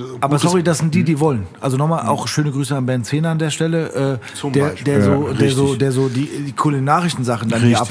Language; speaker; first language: German; native; German